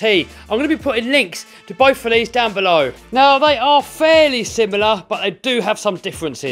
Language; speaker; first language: English; native; English